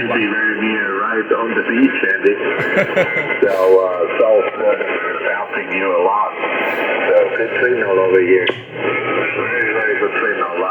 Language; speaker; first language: English; non-native, fluent; Italian